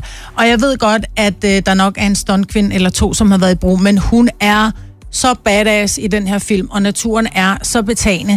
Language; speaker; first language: Danish; native; Danish